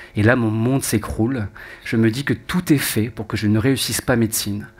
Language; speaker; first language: French; native; French